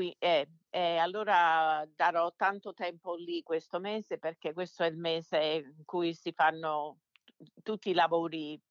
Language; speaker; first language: Italian; early bilingual, heritage; Italian